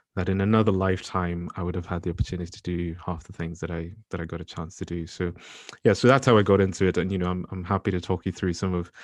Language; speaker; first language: English; non-native, local second language; Yoruba